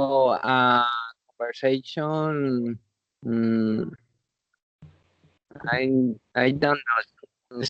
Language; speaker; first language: English; non-native, learner; Spanish